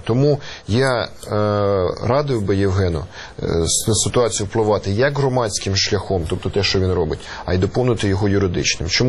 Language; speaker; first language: Ukrainian; native; Ukrainian